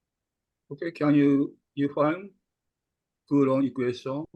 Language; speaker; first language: English; non-native, fluent; Japanese